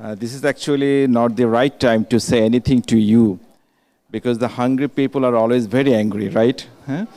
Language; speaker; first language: English; non-native, local second language; Bangla